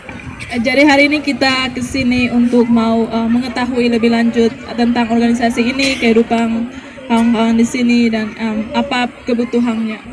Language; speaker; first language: Indonesian; non-native, learner; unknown